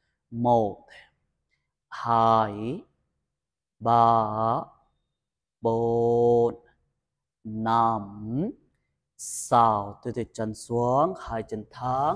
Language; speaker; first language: Vietnamese; non-native, learner; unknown